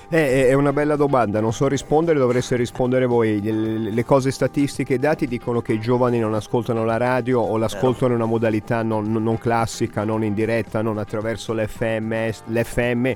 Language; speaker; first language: Italian; native; Italian